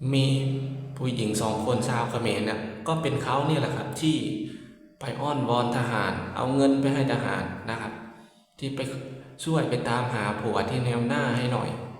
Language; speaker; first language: Thai; native; Thai